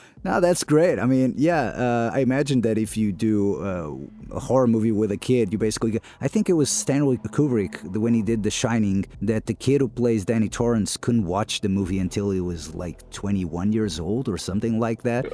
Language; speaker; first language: English; non-native, fluent; Portuguese